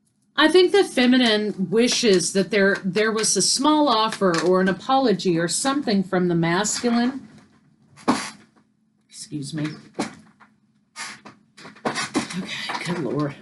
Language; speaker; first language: English; native; English